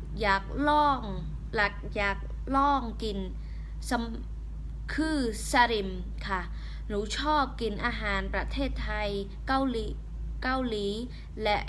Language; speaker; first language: Thai; non-native, learner; Khmer